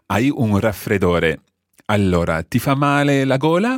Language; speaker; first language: Italian; non-native, fluent; English